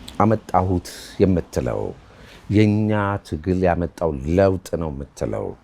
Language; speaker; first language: Amharic; native; Amharic